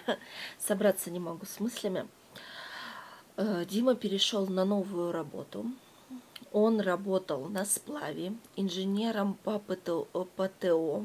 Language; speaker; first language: Russian; native; Russian